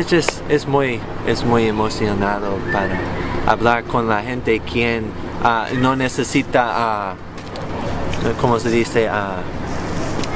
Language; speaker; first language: Spanish; non-native, learner; English